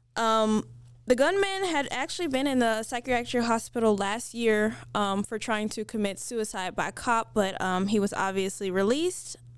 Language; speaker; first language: English; native; English